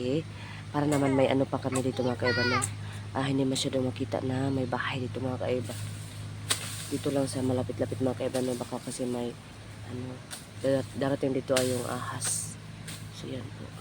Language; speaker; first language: Filipino; non-native, local second language; Cebuano